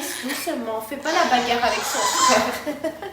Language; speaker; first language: French; native; French